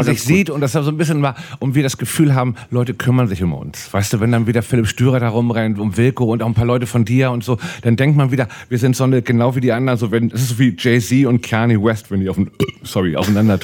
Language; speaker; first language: German; native; German